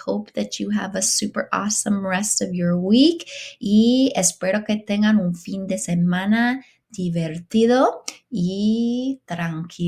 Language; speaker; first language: Spanish; non-native, fluent; English